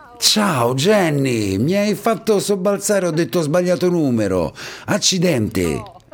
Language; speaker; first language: Italian; native; Italian